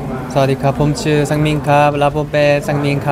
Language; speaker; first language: Thai; non-native, learner; Korean